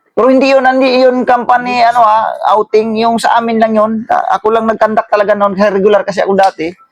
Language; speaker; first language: Filipino; non-native, local second language; Cebuano